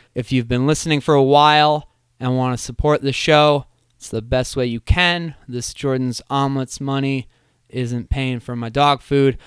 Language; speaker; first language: English; native; English